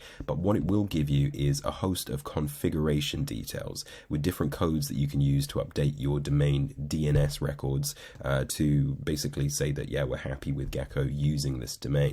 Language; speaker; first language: English; native; English